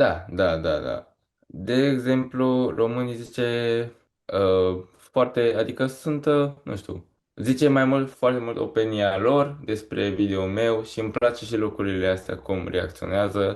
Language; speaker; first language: Romanian; early bilingual, heritage; Romanian